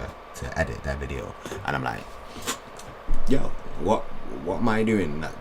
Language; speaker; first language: English; native; English